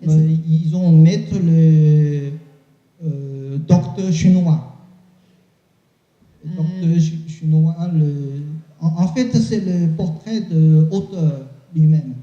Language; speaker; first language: French; non-native, learner; Chinese